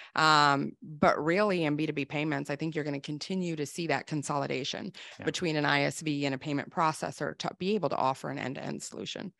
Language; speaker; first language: English; native; English